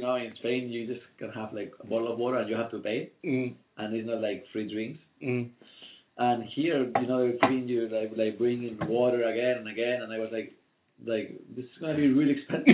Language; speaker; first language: English; non-native, fluent; Spanish